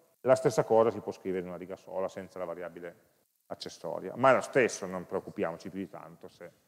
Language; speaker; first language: Italian; native; Italian